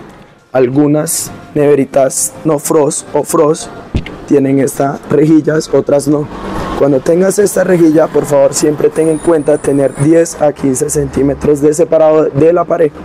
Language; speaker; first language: Spanish; native; Spanish